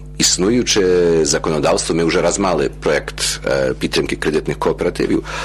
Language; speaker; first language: Ukrainian; early bilingual, heritage; Ukrainian